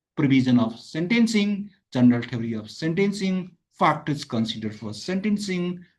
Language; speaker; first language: English; non-native, local second language; Nepali